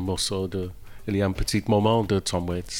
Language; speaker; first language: French; non-native, learner; English